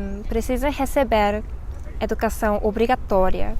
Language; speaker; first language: Portuguese; non-native, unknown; Japanese